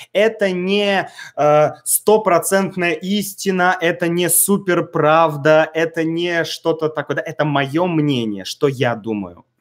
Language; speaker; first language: Russian; native; Russian